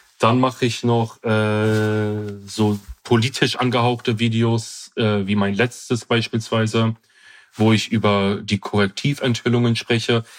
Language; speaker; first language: German; early bilingual, other home language; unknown